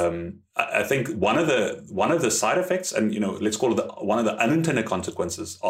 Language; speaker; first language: English; non-native, local second language; German